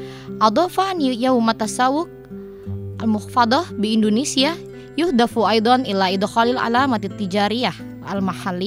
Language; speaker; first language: Arabic; non-native, fluent; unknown